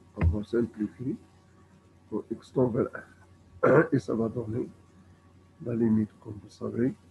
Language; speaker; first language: French; non-native, local second language; Arabic